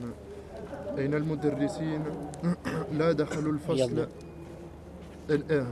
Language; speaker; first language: Arabic; non-native, learner; French